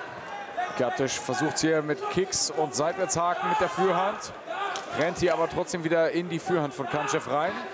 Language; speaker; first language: German; native; German